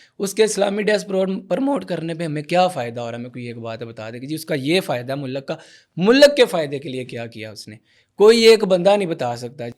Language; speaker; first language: Urdu; non-native, local second language; Punjabi